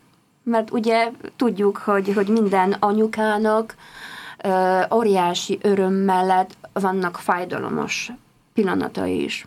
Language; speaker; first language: Hungarian; non-native, fluent; Polish